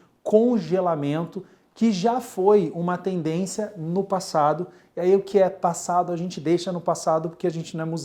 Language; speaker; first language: Portuguese; native; Portuguese